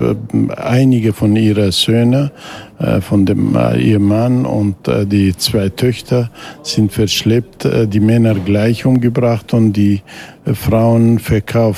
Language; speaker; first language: German; non-native, fluent; Kurdish